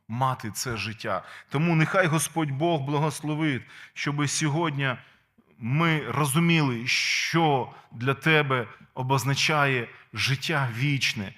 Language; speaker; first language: Ukrainian; non-native, local second language; Russian